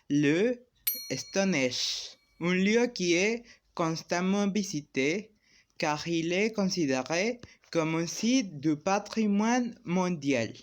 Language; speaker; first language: French; non-native, learner; Spanish